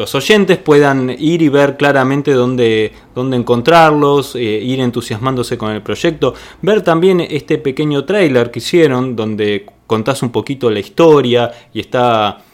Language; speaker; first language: Spanish; native; Spanish